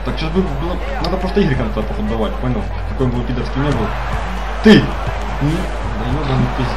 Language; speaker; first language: Russian; native; Russian